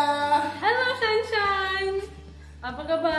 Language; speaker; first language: Indonesian; non-native, learner; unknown